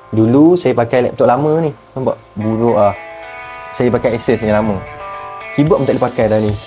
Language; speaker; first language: Malay; native; Malay